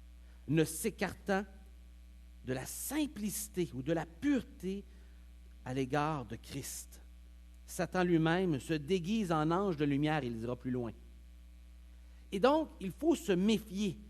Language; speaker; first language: French; native; French